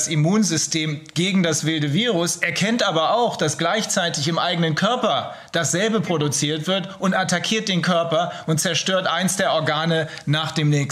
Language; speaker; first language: German; native; German